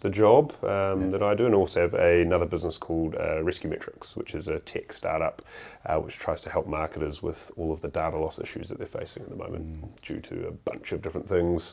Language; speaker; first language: English; native; English